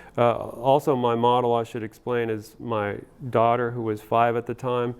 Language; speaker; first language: English; early bilingual, other home language; Spanish